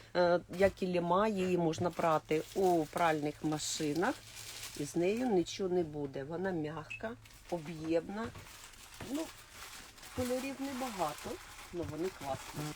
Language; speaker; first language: Ukrainian; non-native, local second language; Russian